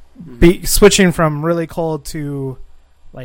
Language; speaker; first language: English; native; English